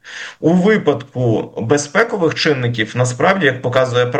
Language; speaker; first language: Ukrainian; native; Ukrainian